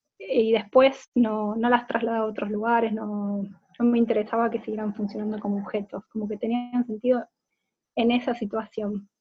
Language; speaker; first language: Spanish; native; Spanish